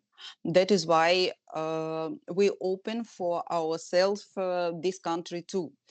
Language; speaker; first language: English; non-native, learner; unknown